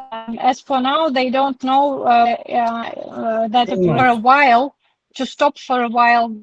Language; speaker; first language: English; non-native, learner; Ukrainian